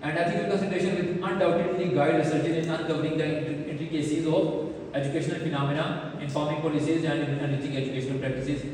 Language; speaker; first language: English; non-native, local second language; Urdu